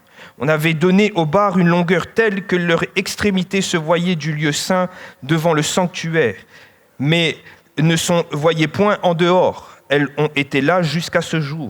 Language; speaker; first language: French; native; French